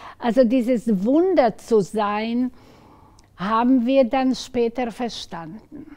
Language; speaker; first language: German; non-native, fluent; Slovak